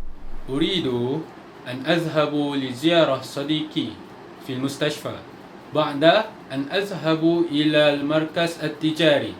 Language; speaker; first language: Arabic; non-native, learner; Malay